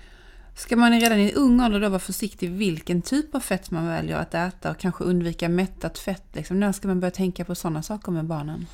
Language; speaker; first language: Swedish; native; Swedish